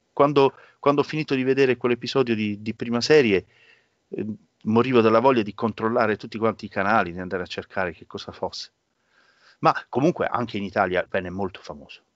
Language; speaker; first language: Italian; native; Italian